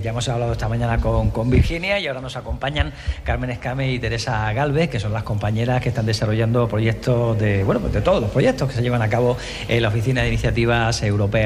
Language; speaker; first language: Spanish; native; Spanish